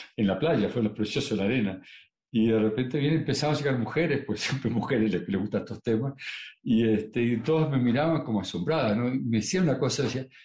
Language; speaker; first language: Spanish; native; Spanish